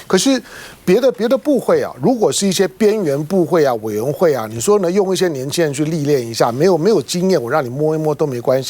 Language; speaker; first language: Chinese; native; Chinese